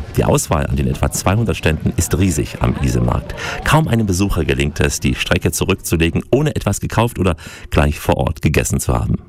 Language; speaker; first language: German; native; German